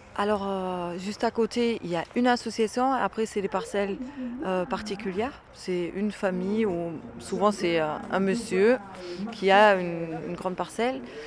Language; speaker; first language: French; non-native, fluent; German